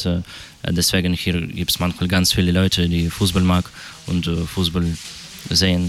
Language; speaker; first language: German; non-native, learner; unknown